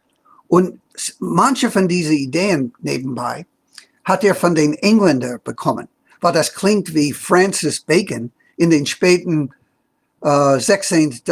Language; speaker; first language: German; non-native, fluent; English